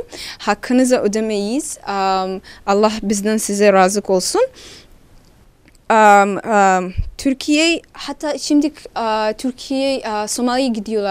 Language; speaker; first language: Turkish; non-native, learner; Somali